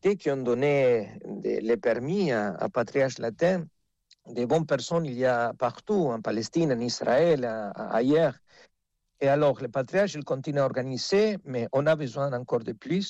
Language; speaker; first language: French; non-native, fluent; Spanish